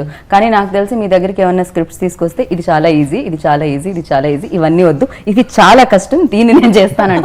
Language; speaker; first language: Telugu; native; Telugu